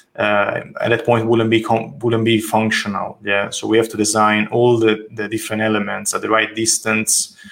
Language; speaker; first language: English; non-native, fluent; Italian